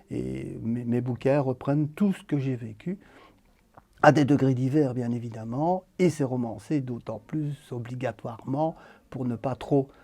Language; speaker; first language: French; native; French